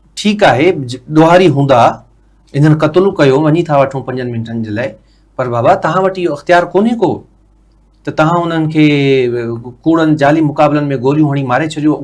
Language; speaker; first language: Sindhi; native; Sindhi